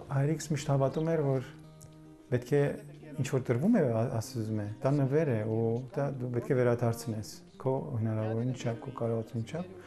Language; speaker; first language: Armenian; early bilingual, heritage; Armenian